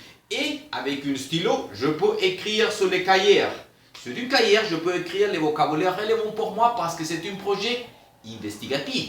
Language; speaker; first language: French; non-native, fluent; Spanish